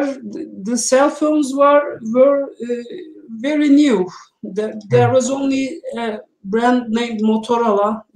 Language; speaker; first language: English; non-native, learner; Turkish